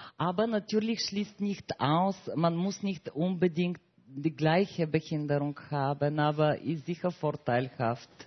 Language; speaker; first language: German; non-native, fluent; Bulgarian